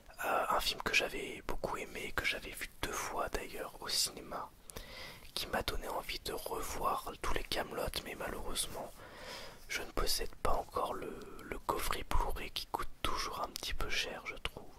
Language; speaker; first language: French; native; French